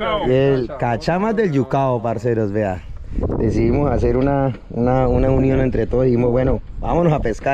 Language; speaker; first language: Spanish; native; Spanish